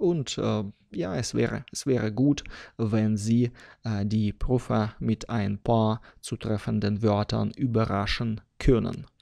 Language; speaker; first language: German; non-native, fluent; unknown